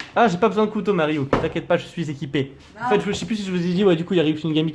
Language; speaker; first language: French; native; French